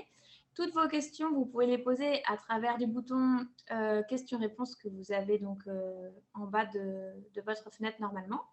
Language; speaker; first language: French; native; French